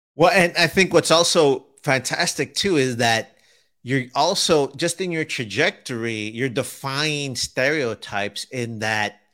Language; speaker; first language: English; native; English